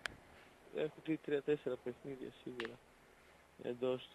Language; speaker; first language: Greek; non-native, fluent; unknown